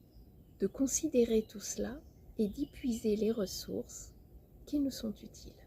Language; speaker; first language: French; native; French